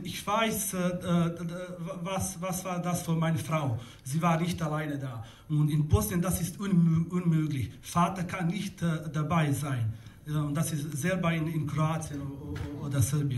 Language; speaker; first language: German; non-native, learner; Bosnian